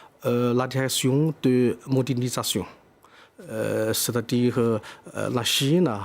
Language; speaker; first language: French; non-native, fluent; Chinese